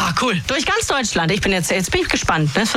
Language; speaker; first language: German; native; German